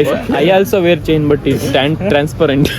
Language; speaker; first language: English; non-native, local second language; Kannada